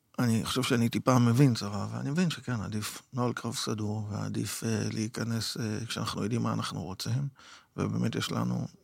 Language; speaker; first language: Hebrew; native; Hebrew